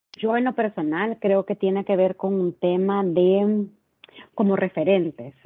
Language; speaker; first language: Spanish; native; Spanish